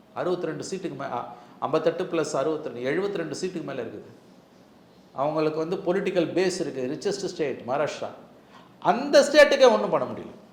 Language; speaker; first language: Tamil; native; Tamil